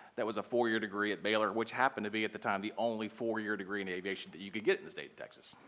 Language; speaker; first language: English; native; English